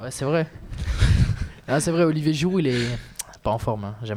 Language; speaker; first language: French; native; French